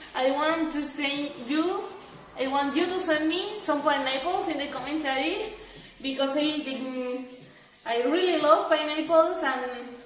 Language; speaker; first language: English; non-native, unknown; Spanish